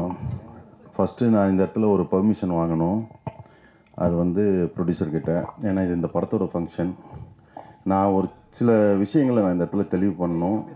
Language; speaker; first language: Tamil; native; Tamil